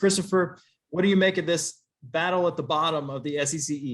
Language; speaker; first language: English; native; English